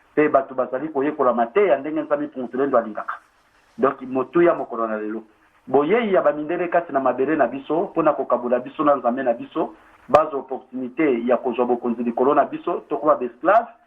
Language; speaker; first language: Lingala; non-native, local second language; Kongo